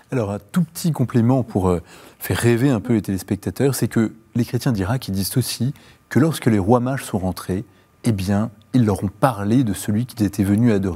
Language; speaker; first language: French; native; French